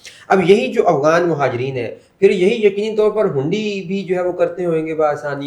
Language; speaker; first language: Urdu; native; Urdu